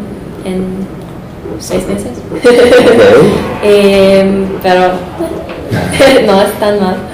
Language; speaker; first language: Spanish; non-native, fluent; English